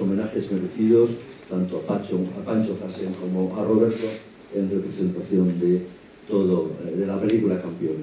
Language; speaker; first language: Spanish; native; Spanish